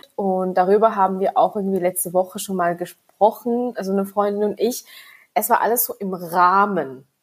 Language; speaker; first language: German; early bilingual, other home language; Vietnamese